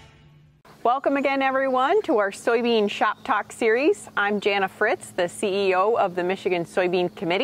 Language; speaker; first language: English; native; English